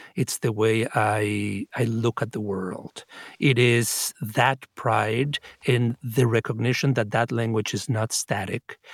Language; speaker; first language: English; non-native, fluent; Spanish